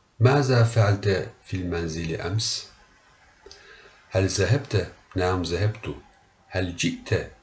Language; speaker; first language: Arabic; non-native, learner; Turkish